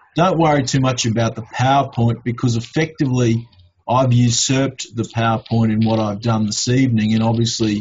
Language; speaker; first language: English; native; English